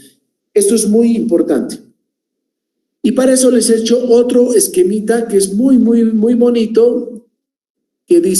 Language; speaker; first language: Spanish; native; Spanish